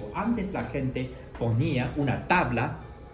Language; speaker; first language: Spanish; non-native, fluent; Chinese